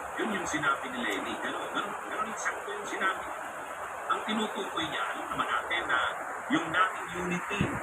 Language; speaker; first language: Filipino; non-native, local second language; Bikol